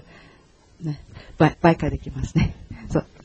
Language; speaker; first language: Japanese; non-native, learner; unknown